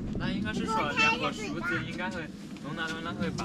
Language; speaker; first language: Chinese; native; Chinese